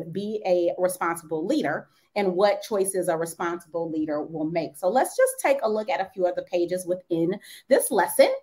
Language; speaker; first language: English; native; English